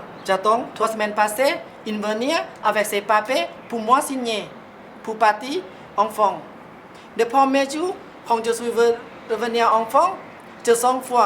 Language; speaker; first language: French; non-native, learner; Thai